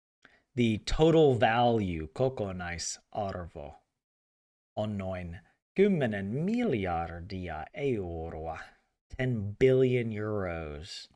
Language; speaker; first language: Finnish; non-native, learner; English